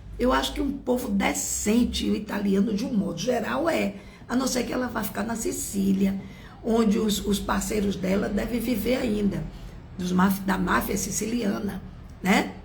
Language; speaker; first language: Portuguese; native; Portuguese